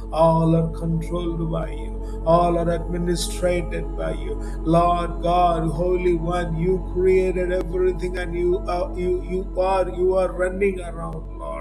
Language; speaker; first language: English; non-native, local second language; Tamil